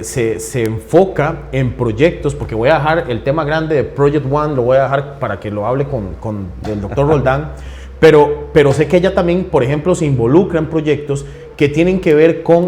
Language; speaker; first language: Spanish; native; Spanish